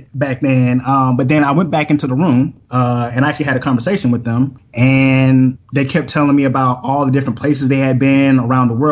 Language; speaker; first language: English; native; English